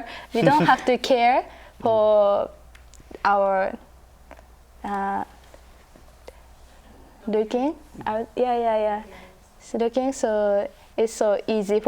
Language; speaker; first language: English; non-native, learner; Japanese